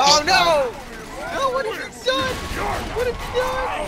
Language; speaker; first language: English; native; English